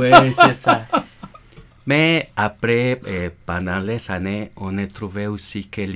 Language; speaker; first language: French; non-native, learner; Spanish